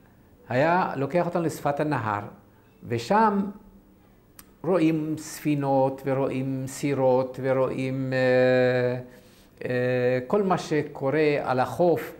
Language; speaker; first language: Hebrew; non-native, fluent; Arabic